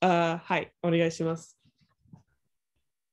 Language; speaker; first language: Japanese; non-native, fluent; English